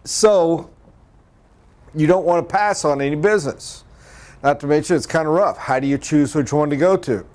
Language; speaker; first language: English; native; English